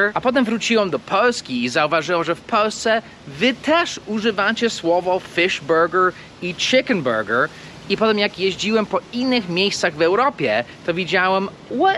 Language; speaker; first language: Polish; non-native, fluent; English